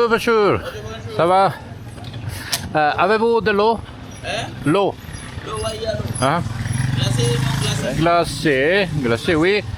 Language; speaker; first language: French; non-native, learner; Italian